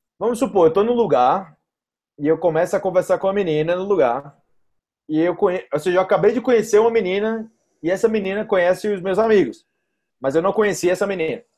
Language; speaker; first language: Portuguese; native; Portuguese